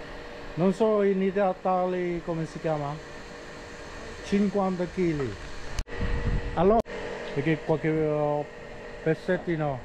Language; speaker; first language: Italian; non-native, learner; Vietnamese